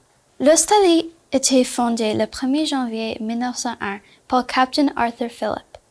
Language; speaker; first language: French; non-native, learner; Spanish